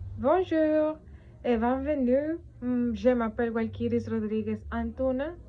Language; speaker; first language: French; non-native, learner; Spanish